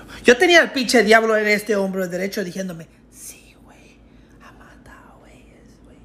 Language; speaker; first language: Spanish; early bilingual, heritage; Spanish